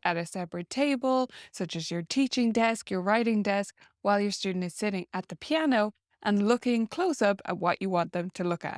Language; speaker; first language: English; native; English